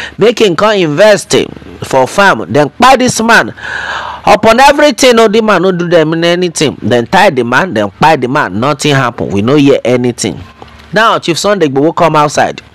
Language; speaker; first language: Nigerian Pidgin; non-native, local second language; Yoruba